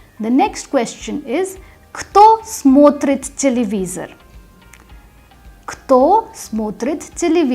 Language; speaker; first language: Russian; non-native, fluent; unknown